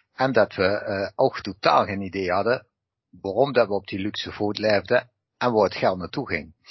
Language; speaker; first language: Dutch; native; Dutch